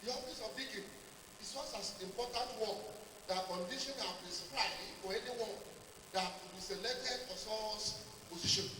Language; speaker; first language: English; non-native, local second language; Yoruba